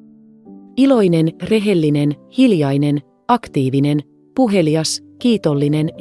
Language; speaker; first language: Finnish; non-native, fluent; Vietnamese